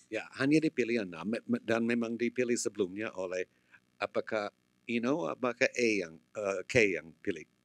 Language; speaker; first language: Indonesian; non-native, fluent; English